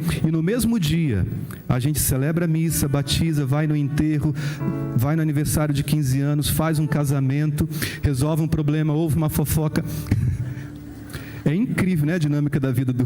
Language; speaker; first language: Portuguese; native; Portuguese